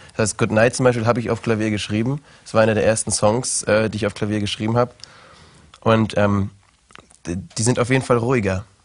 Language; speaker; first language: German; native; German